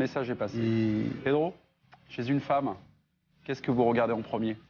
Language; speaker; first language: French; native; French